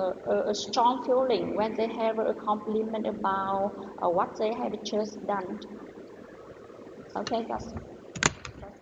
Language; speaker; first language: English; non-native, learner; Vietnamese